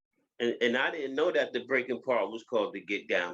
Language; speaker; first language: English; native; English